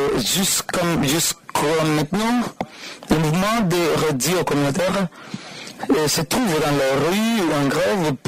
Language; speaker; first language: French; non-native, fluent; Spanish